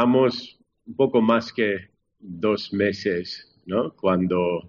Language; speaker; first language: Spanish; non-native, fluent; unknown